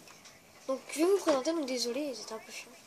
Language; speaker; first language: French; native; French